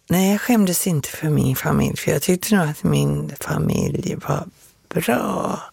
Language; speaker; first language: Swedish; native; Swedish